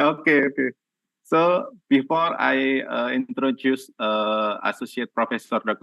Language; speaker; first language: English; non-native, learner; Indonesian